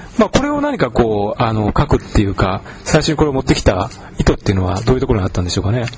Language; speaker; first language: Japanese; native; Japanese